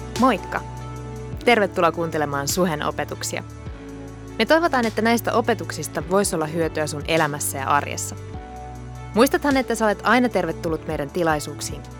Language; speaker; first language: Finnish; native; Finnish